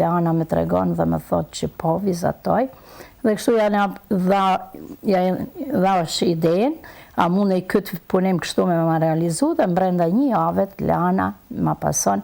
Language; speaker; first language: Albanian; native; Albanian